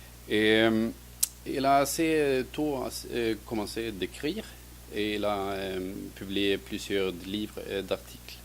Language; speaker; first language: French; non-native, fluent; Swedish